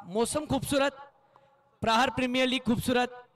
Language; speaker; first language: Hindi; non-native, local second language; Marathi